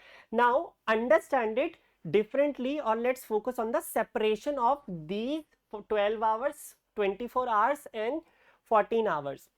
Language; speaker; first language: English; non-native, local second language; Hindi